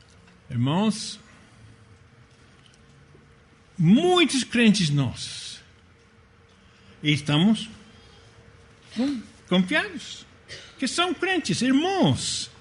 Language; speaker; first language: Portuguese; non-native, fluent; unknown